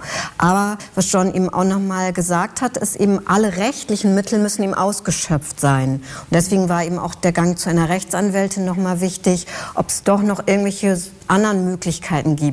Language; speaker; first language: German; native; German